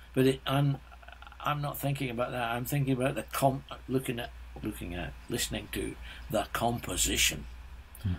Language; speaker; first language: English; native; English